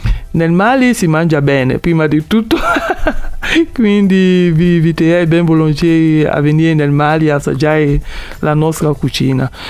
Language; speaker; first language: Italian; non-native, fluent; Bambara